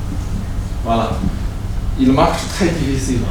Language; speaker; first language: French; non-native, learner; Chinese